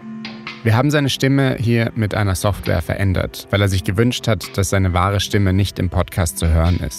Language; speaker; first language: German; native; German